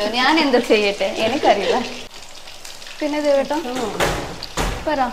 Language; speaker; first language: Malayalam; non-native, learner; Tamil